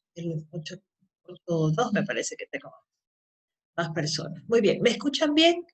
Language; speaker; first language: Spanish; native; Spanish